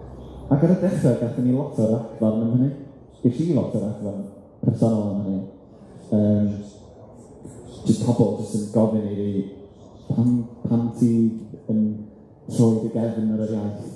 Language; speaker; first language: Welsh; native; Welsh